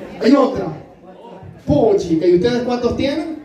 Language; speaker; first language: Spanish; native; Spanish